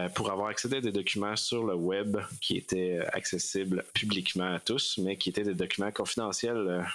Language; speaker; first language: French; native; French